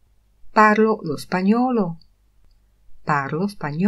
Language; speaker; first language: Italian; non-native, fluent; Polish